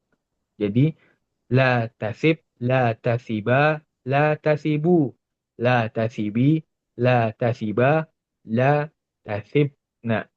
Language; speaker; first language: Arabic; non-native, fluent; Indonesian